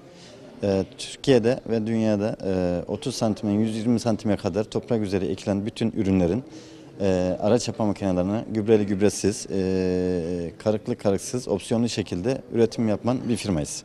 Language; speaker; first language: Turkish; native; Turkish